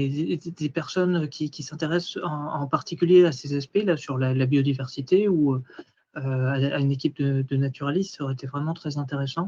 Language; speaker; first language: French; native; French